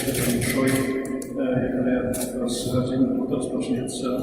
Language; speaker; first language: Polish; non-native, fluent; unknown